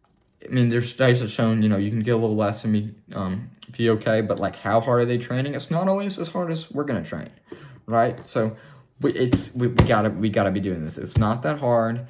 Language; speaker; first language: English; native; English